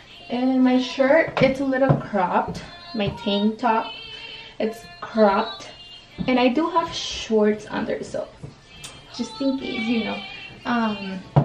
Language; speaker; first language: English; early bilingual, other home language; Spanish